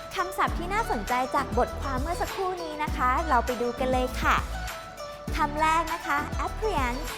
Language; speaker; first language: Thai; native; Thai